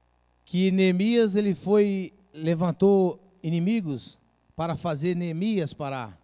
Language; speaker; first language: Portuguese; native; Portuguese